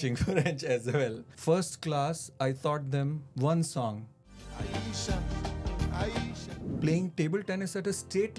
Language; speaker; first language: English; non-native, local second language; Hindi